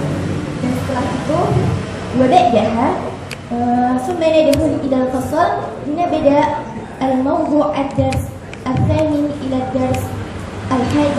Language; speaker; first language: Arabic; non-native, learner; Indonesian